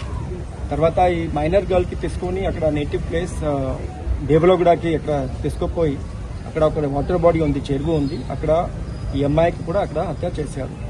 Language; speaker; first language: Telugu; non-native, learner; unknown